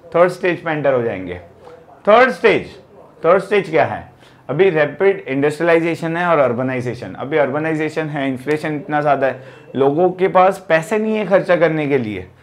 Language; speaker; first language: Hindi; non-native, local second language; Gujarati